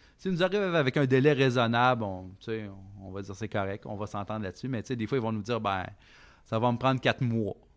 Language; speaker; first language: French; native; French